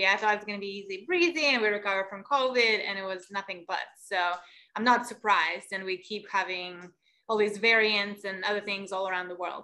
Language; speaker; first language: English; non-native, fluent; Russian